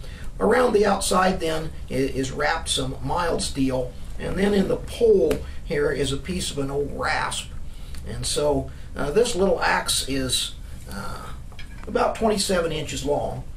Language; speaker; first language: English; native; English